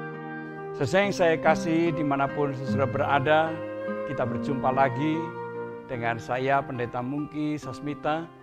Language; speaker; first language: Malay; non-native, local second language; Indonesian